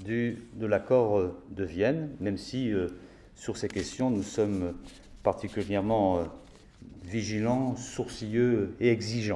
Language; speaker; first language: French; native; French